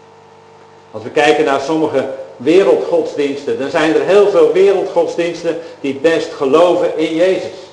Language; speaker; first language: Dutch; native; Dutch